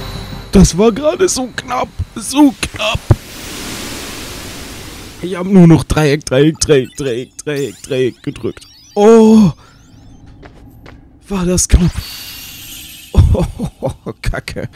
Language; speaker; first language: German; native; German